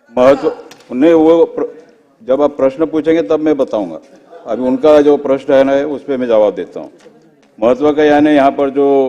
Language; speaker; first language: Hindi; non-native, local second language; Marathi